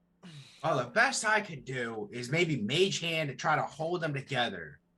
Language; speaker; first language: English; native; English